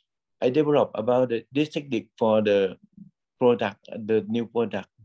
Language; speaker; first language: English; non-native, learner; Thai